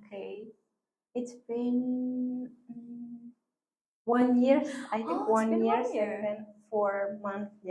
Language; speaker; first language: English; non-native, learner; Malagasy